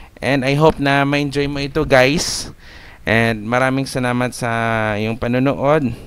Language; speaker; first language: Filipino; non-native, local second language; Hiligaynon